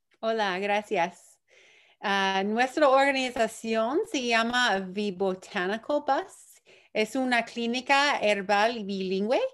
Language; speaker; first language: Spanish; early bilingual, heritage; Spanish